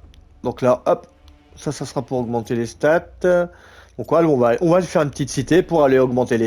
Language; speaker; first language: French; native; French